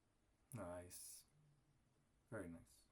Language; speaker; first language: English; non-native, fluent; Kurdish